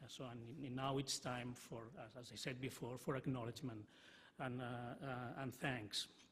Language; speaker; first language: English; non-native, fluent; Catalan